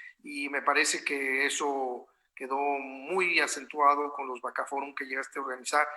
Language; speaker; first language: Spanish; native; Spanish